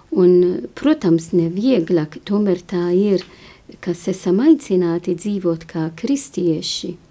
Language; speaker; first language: Latvian; non-native, fluent; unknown